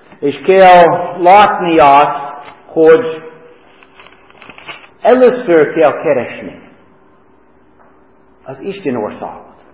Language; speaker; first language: Hungarian; non-native, fluent; English